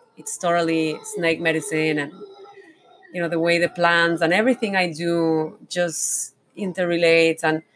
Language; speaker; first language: English; non-native, fluent; Spanish